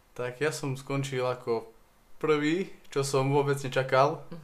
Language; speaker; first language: Slovak; non-native, local second language; Hungarian